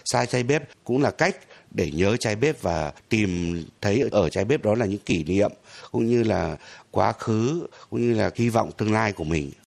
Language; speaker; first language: Vietnamese; non-native, local second language; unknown